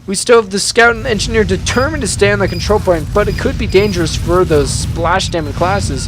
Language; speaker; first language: English; native; English